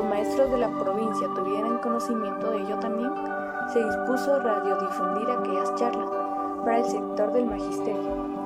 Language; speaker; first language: Spanish; native; Spanish